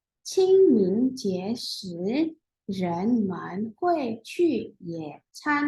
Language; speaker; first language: Chinese; non-native, fluent; Indonesian